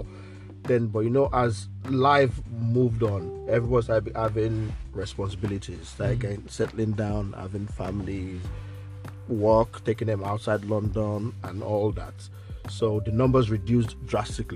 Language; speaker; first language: English; non-native, local second language; Yoruba